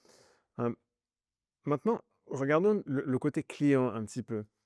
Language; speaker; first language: French; native; French